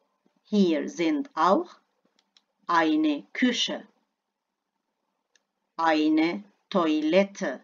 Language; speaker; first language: German; non-native, fluent; Arabic